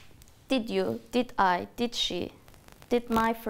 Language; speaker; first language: English; non-native, fluent; Turkish